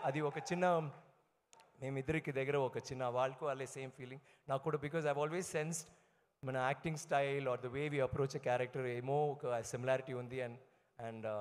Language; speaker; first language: Telugu; non-native, learner; Tamil